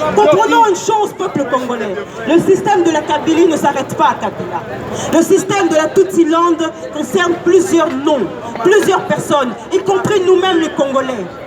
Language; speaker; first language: French; non-native, local second language; Lingala